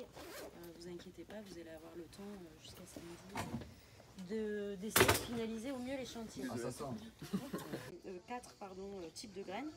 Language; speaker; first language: French; native; French